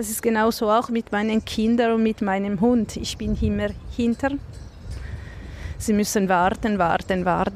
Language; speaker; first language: German; non-native, local second language; Italian